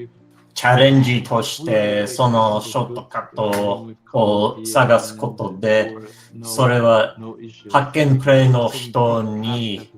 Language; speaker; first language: Japanese; non-native, learner; English